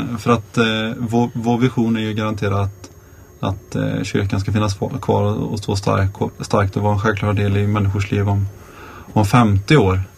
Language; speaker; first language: Swedish; native; Swedish